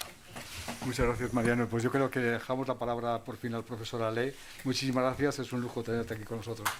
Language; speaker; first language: Spanish; native; Spanish